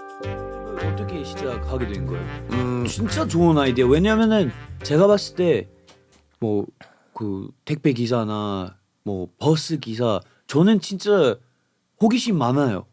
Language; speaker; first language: Korean; non-native, fluent; English